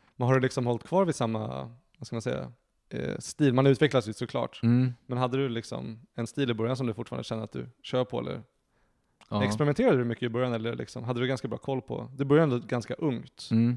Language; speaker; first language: Swedish; native; Swedish